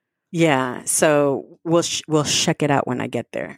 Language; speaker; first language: English; early bilingual, other home language; Spanish